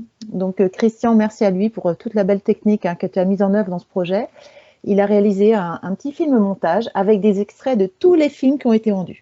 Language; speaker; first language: French; native; French